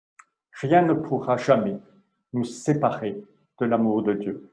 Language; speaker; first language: French; native; French